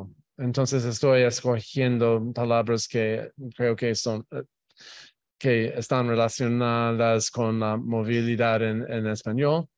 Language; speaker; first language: Spanish; non-native, fluent; English